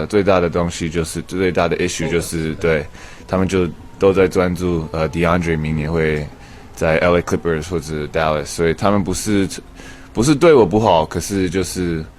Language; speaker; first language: Chinese; early bilingual, heritage; English